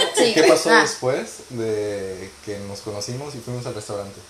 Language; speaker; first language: Spanish; native; Spanish